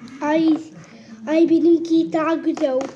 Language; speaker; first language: Turkish; early bilingual, heritage; Turkish